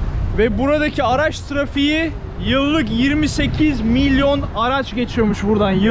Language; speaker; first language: Turkish; native; Turkish